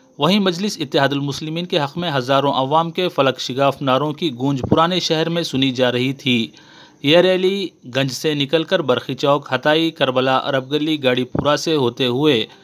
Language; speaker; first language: Urdu; native; Urdu